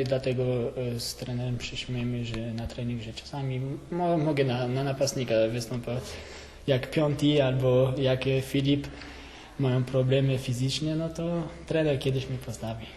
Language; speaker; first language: Polish; early bilingual, heritage; French